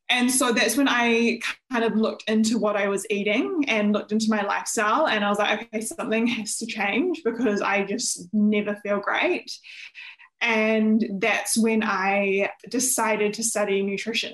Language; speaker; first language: English; native; English